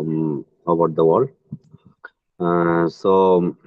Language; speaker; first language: English; non-native, learner; Bangla